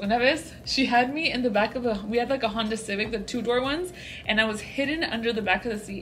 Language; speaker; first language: English; early bilingual, other home language; Spanish